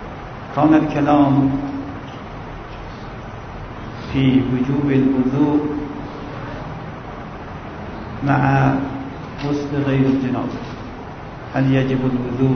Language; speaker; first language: Arabic; non-native, fluent; Persian